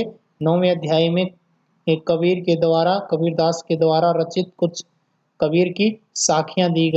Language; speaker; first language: Hindi; native; Hindi